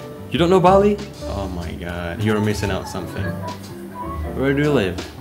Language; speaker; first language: English; non-native, fluent; Indonesian